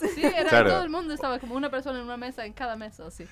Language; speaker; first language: Spanish; non-native, fluent; Swedish